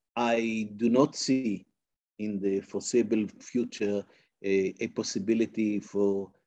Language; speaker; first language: English; non-native, fluent; Hebrew